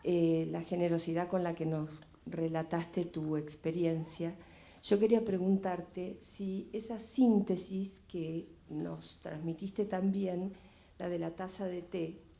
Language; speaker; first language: Spanish; native; Spanish